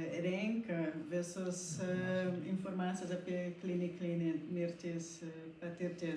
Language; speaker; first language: Lithuanian; non-native, learner; Portuguese